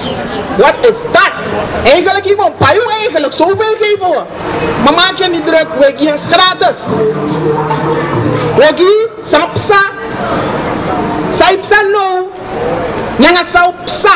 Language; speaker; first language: Dutch; non-native, local second language; Sranan Tongo